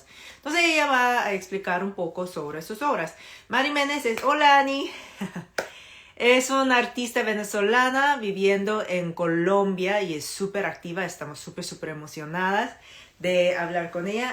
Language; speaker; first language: Spanish; non-native, fluent; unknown